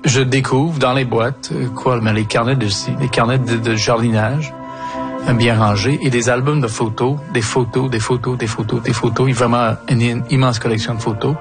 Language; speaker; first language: French; native; French